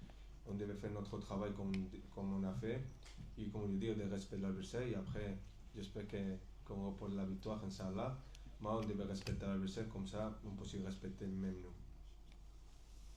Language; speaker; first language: French; non-native, fluent; Spanish